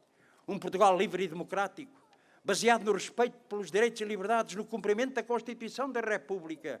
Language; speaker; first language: Portuguese; native; Portuguese